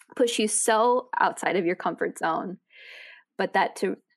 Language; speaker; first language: English; native; English